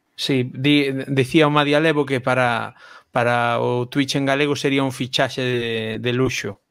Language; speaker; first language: Galician; non-native, local second language; Spanish